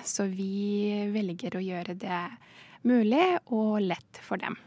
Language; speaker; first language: Norwegian; non-native, fluent; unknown